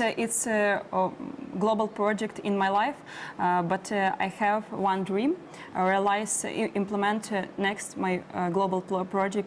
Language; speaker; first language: English; non-native, learner; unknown